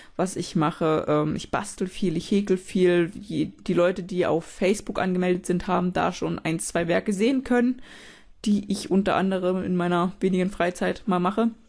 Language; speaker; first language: German; native; German